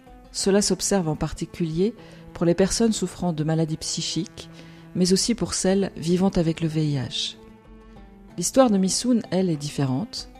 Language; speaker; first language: French; native; French